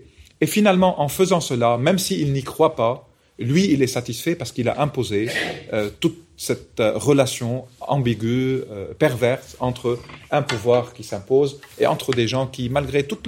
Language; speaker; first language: French; non-native, local second language; Arabic